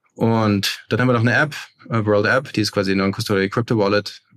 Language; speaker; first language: German; native; German